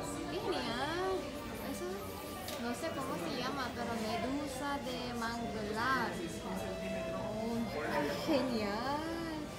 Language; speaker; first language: Spanish; non-native, fluent; Korean